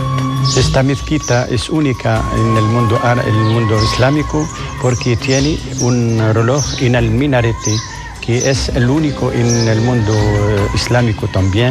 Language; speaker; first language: Spanish; non-native, fluent; Arabic